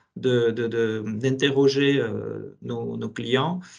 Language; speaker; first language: French; non-native, fluent; Georgian